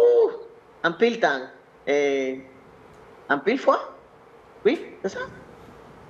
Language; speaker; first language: Haitian Creole; non-native, learner; Spanish